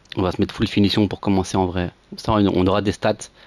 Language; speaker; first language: French; native; French